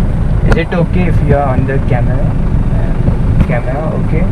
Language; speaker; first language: English; non-native, fluent; Hindi